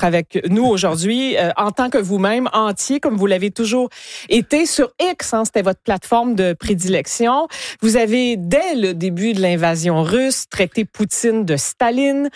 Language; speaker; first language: French; native; French